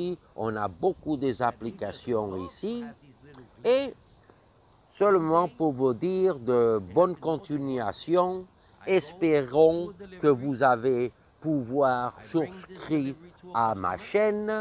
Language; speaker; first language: French; non-native, fluent; English